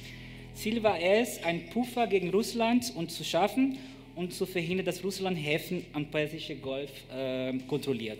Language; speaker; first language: German; non-native, fluent; Portuguese